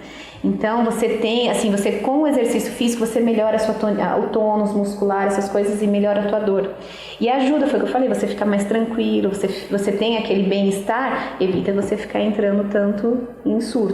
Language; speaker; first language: Portuguese; native; Portuguese